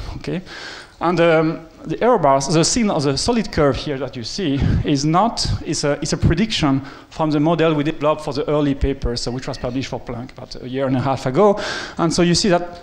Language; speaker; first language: English; non-native, fluent; French